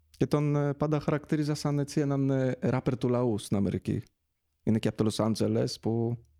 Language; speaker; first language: Greek; early bilingual, other home language; Polish